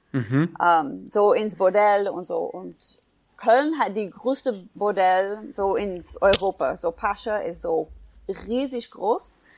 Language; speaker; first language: German; non-native, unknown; English